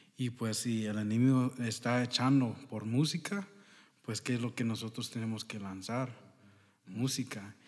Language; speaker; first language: Spanish; early bilingual, heritage; Spanish